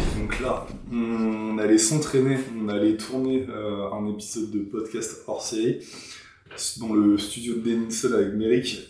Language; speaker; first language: French; native; French